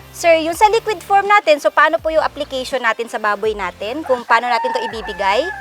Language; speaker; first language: Filipino; native; Filipino